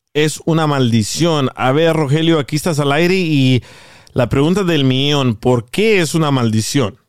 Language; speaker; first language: Spanish; native; Spanish